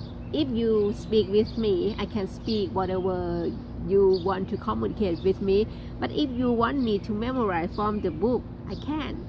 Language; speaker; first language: English; non-native, learner; Thai